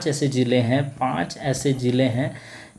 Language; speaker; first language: Hindi; native; Hindi